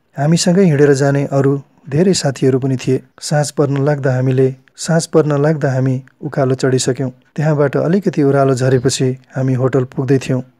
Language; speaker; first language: Nepali; native; Nepali